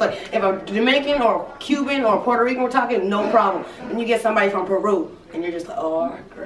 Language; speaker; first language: English; native; English